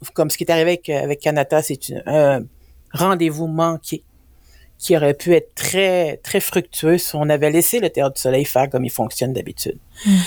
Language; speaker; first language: French; native; French